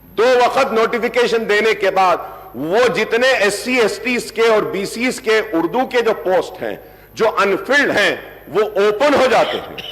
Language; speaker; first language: Urdu; native; Urdu